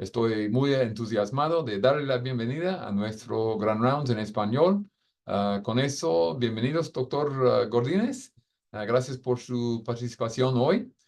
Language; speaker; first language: Spanish; non-native, fluent; English